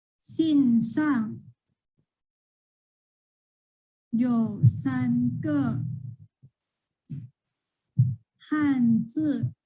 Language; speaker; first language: Chinese; non-native, fluent; Thai